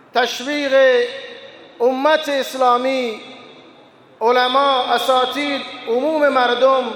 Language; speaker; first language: Persian; non-native, local second language; Baluchi